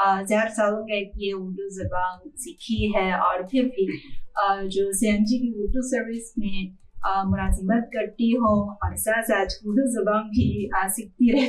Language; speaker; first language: Hindi; non-native, fluent; Chinese